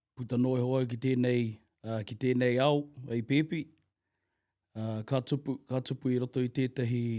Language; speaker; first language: Māori; native; Māori